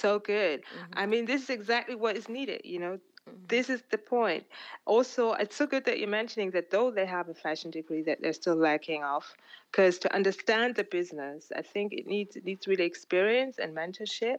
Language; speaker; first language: English; non-native, local second language; Ganda